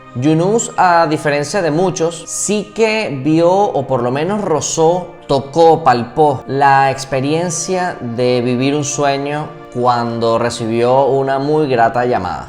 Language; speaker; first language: Spanish; native; Spanish